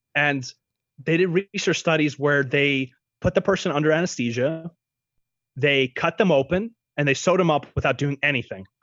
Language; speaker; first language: English; early bilingual, other home language; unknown